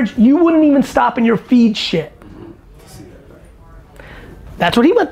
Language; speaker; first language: English; native; English